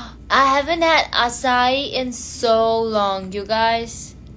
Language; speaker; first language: English; non-native, local second language; Hindi